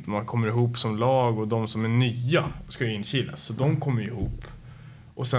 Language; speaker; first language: Swedish; native; Swedish